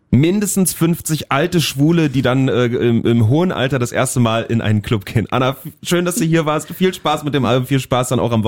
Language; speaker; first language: German; native; German